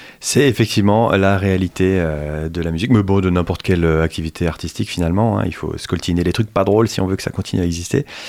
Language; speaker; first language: French; native; French